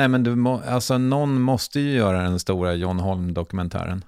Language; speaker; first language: Swedish; native; Swedish